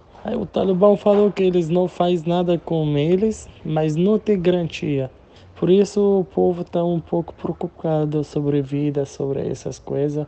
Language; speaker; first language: Portuguese; non-native, learner; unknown